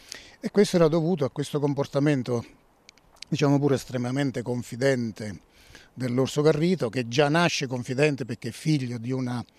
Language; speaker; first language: Italian; native; Italian